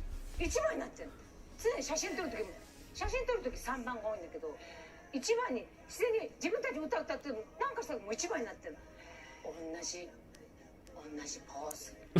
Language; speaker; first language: Japanese; native; Japanese